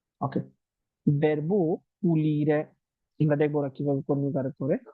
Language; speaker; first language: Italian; non-native, learner; Bangla